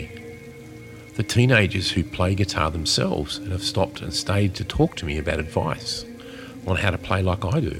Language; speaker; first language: English; native; English